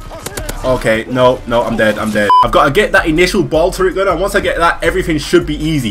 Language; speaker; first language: English; native; English